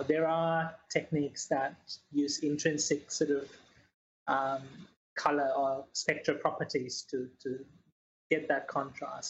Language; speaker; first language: English; native; English